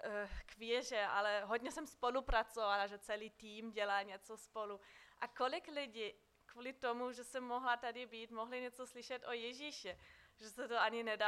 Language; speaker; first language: Czech; non-native, fluent; German